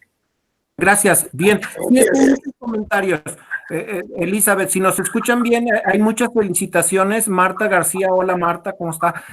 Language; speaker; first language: Spanish; native; Spanish